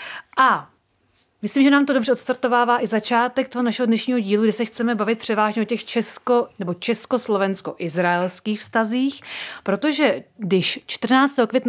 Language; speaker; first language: Czech; native; Czech